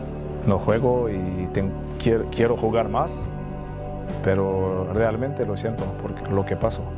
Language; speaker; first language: Spanish; non-native, fluent; French